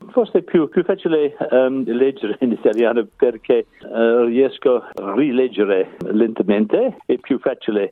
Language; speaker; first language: Italian; non-native, learner; English